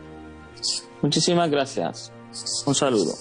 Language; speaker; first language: Spanish; non-native, fluent; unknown